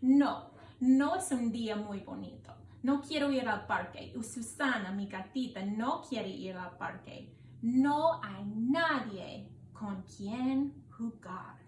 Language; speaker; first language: Spanish; non-native, fluent; English